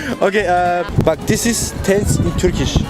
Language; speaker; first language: English; non-native, learner; Turkish